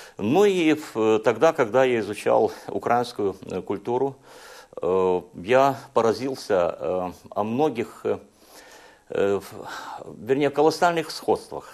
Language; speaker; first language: Russian; non-native, local second language; Hungarian